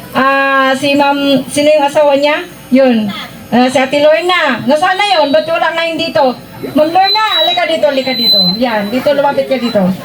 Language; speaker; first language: Filipino; non-native, local second language; Iloko